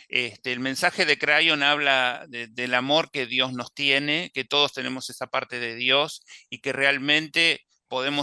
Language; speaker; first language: Spanish; native; Spanish